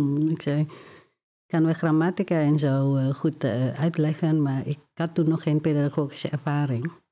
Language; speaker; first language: Dutch; non-native, fluent; Indonesian